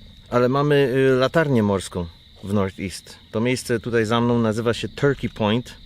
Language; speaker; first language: Polish; native; Polish